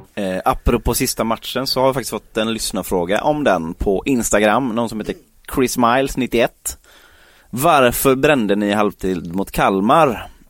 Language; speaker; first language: Swedish; native; Swedish